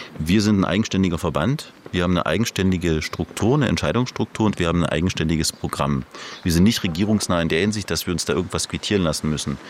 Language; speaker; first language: German; non-native, local second language; Upper Sorbian